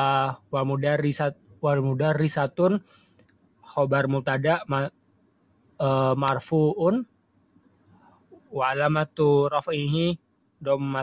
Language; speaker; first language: Arabic; non-native, learner; Indonesian